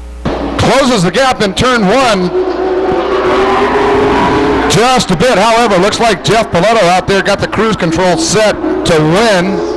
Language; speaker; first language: English; native; English